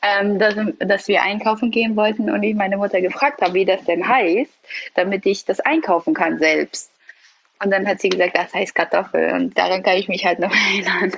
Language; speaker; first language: German; early bilingual, other home language; Persian